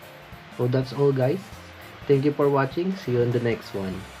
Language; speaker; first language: English; non-native, local second language; Filipino